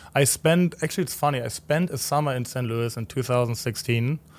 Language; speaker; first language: English; non-native, fluent; German